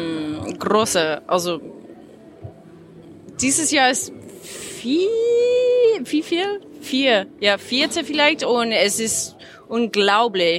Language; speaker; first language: German; non-native, learner; English